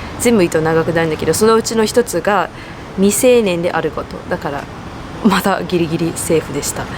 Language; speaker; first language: Japanese; early bilingual, heritage; Japanese